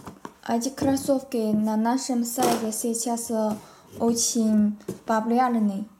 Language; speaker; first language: Russian; non-native, learner; Chinese